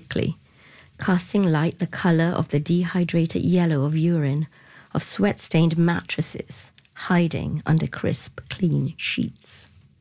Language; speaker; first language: English; non-native, local second language; Tamil